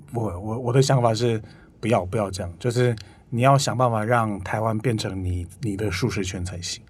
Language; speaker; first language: Chinese; non-native, fluent; Korean